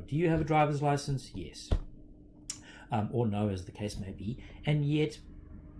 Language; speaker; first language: English; native; English